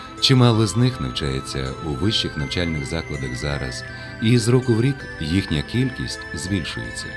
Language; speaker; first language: Ukrainian; native; Ukrainian